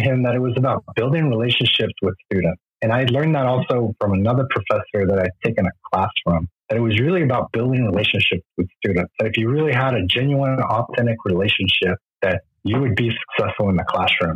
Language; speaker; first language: English; non-native, fluent; Spanish